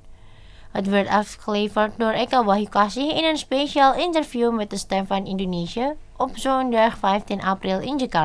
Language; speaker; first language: Dutch; non-native, fluent; Indonesian